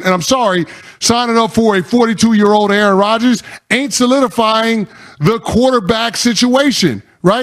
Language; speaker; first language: English; native; English